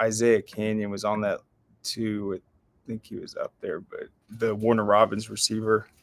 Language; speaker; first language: English; native; English